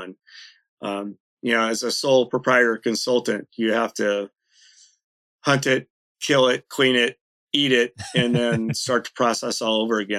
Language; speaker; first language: English; native; English